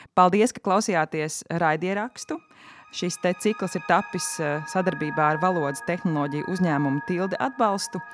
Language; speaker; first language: Latvian; native; Latvian